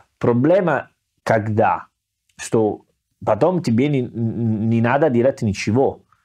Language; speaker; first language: Russian; non-native, learner; Italian